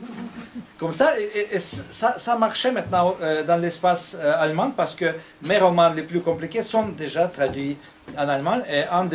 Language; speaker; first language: French; non-native, fluent; Russian